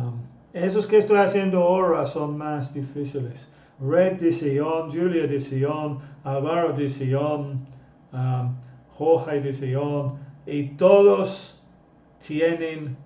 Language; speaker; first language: Spanish; non-native, fluent; English